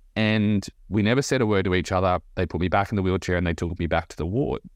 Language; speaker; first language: English; native; English